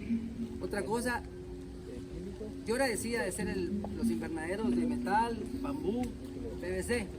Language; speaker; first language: Spanish; native; Spanish